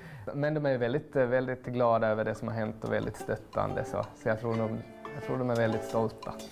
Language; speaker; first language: Swedish; native; Swedish